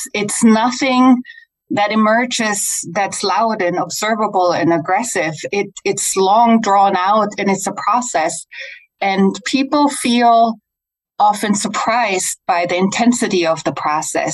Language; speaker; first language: English; non-native, fluent; German